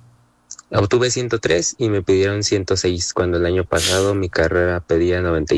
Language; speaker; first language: Spanish; native; Spanish